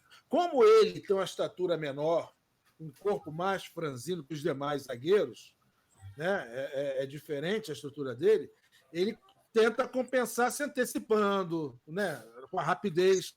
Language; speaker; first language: Portuguese; native; Portuguese